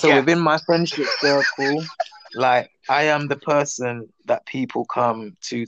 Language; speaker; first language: English; native; English